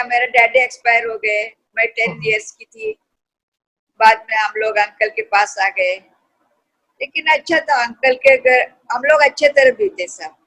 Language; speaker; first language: Hindi; non-native, local second language; Kannada